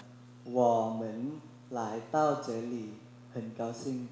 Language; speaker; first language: Chinese; non-native, learner; Thai